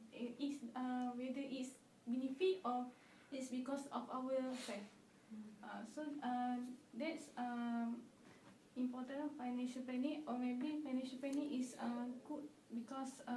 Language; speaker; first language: English; non-native, local second language; Malay